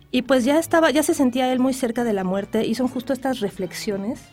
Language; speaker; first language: Spanish; native; Spanish